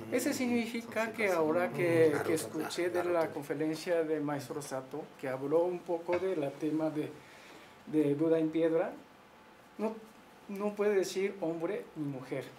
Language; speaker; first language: Spanish; non-native, learner; Japanese